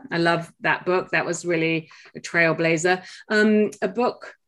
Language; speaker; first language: English; native; English